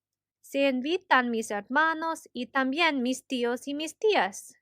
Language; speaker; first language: Spanish; non-native, fluent; English